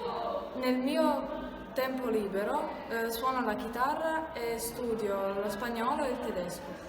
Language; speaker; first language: Italian; early bilingual, heritage; Italian